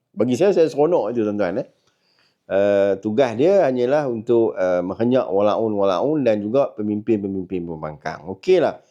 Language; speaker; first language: Malay; native; Malay